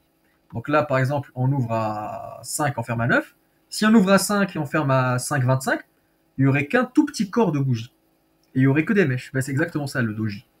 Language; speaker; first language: French; native; French